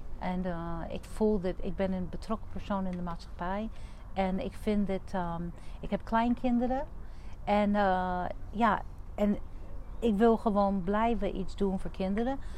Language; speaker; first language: Dutch; non-native, fluent; English